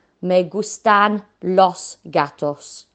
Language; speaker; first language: Spanish; non-native, fluent; English